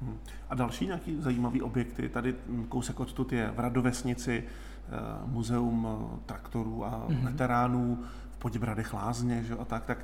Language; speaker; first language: Czech; native; Czech